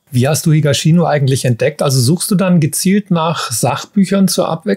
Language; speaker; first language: German; native; German